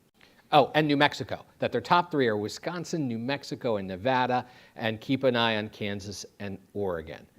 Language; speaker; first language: English; native; English